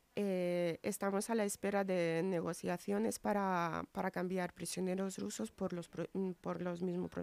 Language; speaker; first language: Spanish; non-native, fluent; Ukrainian